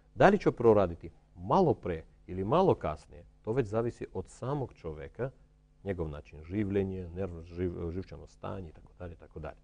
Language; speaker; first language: Croatian; non-native, fluent; Armenian